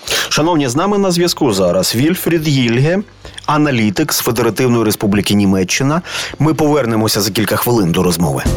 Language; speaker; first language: Ukrainian; native; Ukrainian